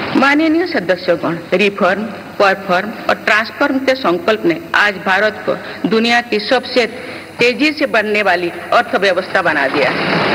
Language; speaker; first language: Hindi; non-native, local second language; Santali